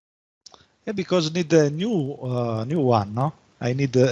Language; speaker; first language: English; non-native, learner; Italian